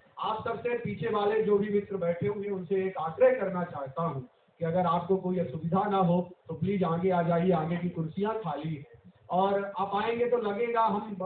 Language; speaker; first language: Hindi; native; Hindi